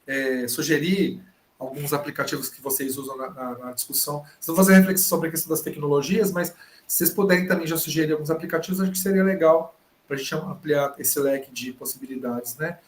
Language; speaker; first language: Portuguese; native; Portuguese